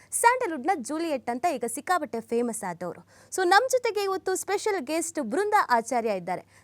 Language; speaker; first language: Kannada; native; Kannada